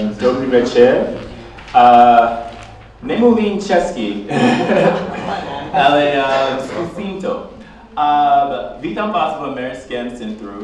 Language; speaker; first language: Czech; non-native, learner; English